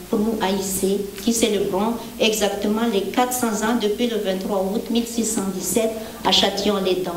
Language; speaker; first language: French; non-native, local second language; Malagasy